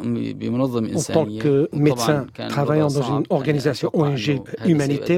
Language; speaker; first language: French; non-native, fluent; Arabic